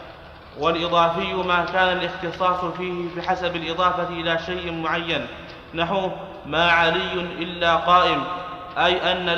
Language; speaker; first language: Arabic; native; Arabic